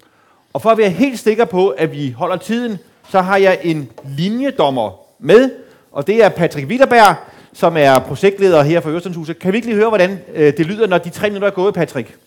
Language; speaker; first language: Danish; native; Danish